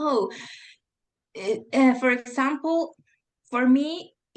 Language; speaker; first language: English; non-native, fluent; Spanish